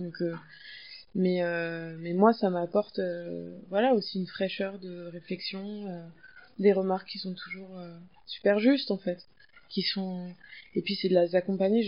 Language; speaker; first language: French; native; French